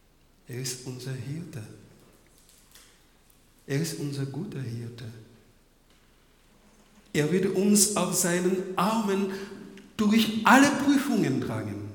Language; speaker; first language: German; non-native, fluent; French